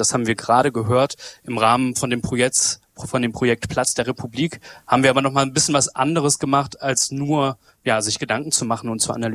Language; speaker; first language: German; native; German